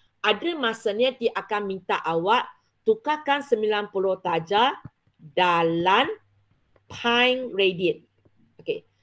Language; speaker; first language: Malay; non-native, local second language; Chinese